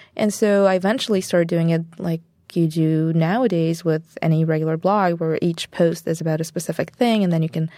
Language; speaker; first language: English; non-native, fluent; Bulgarian